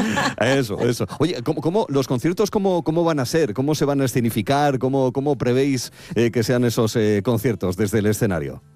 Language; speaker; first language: Spanish; native; Spanish